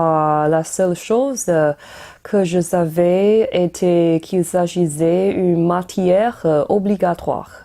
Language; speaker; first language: French; non-native, learner; Chinese